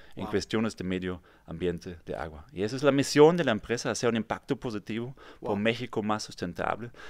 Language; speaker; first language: Spanish; non-native, fluent; German